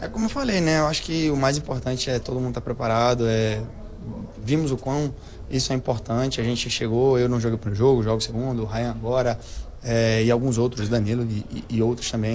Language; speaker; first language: Portuguese; native; Portuguese